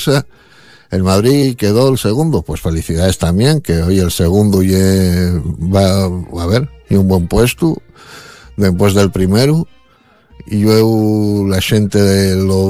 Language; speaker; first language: Spanish; native; Spanish